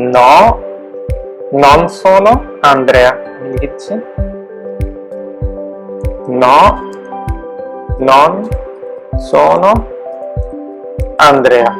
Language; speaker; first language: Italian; non-native, fluent; Bangla